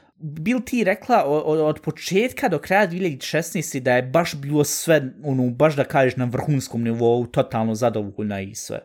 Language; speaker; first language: Bosnian; early bilingual, heritage; Bosnian